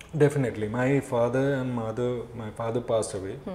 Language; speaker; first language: Hindi; non-native, local second language; Assamese